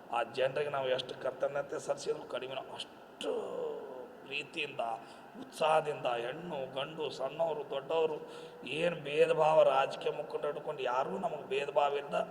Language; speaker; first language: Kannada; non-native, local second language; Lambadi